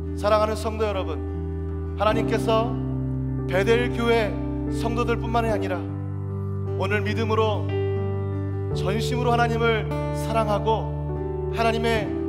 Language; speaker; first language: Korean; native; Korean